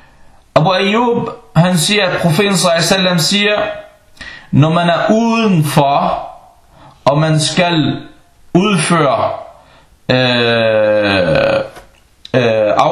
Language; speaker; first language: Danish; non-native, fluent; Arabic